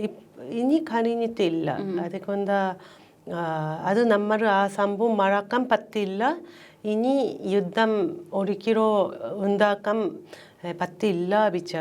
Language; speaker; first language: Malayalam; non-native, learner; Japanese